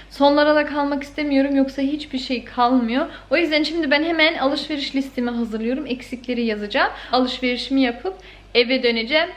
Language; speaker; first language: Turkish; early bilingual, heritage; Turkish